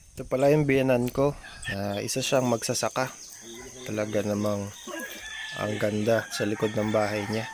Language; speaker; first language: Filipino; native; Filipino